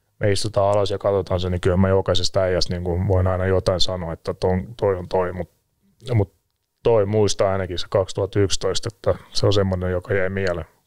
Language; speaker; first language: Finnish; early bilingual, other home language; Russian